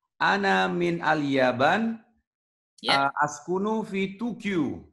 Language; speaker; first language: Arabic; non-native, learner; Indonesian